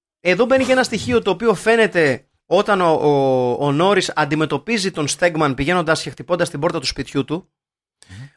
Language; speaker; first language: Greek; native; Greek